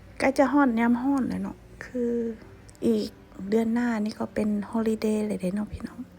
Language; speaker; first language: Thai; non-native, local second language; Lao